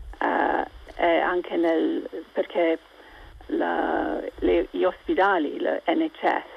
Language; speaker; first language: Italian; non-native, local second language; English